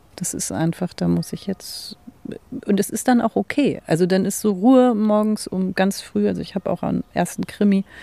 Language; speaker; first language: German; native; German